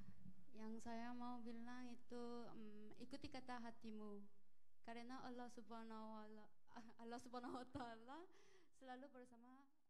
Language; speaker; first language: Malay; non-native, fluent; Korean